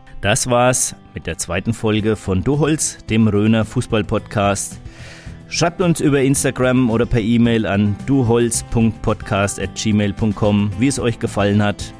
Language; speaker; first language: German; native; German